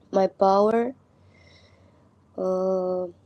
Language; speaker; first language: English; non-native, learner; Spanish